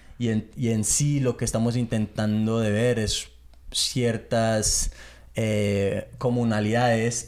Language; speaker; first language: Spanish; early bilingual, heritage; Spanish